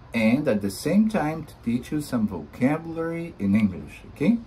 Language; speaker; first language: English; non-native, fluent; Portuguese